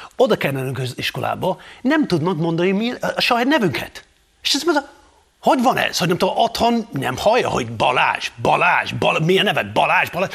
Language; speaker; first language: Hungarian; non-native, fluent; English